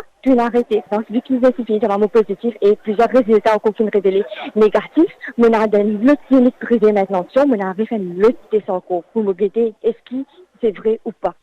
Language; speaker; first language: French; non-native, local second language; Morisyen